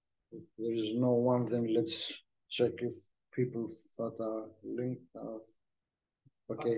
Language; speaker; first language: English; non-native, fluent; Greek